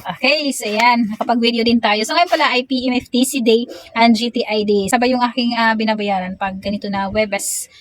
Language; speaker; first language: Filipino; native; Filipino